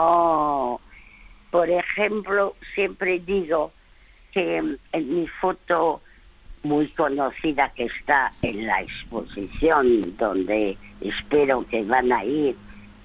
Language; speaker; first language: Spanish; early bilingual, other home language; French